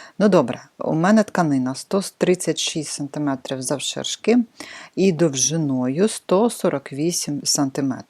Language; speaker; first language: Ukrainian; non-native, local second language; Russian